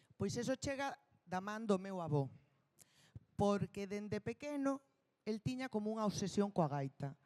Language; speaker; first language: Galician; non-native, local second language; Spanish